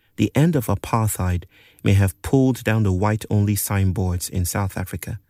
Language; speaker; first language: English; non-native, local second language; Yoruba